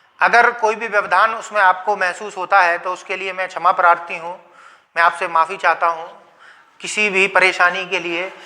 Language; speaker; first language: Hindi; native; Hindi